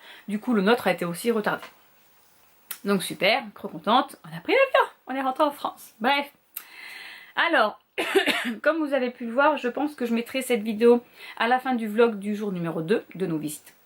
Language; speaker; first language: French; native; French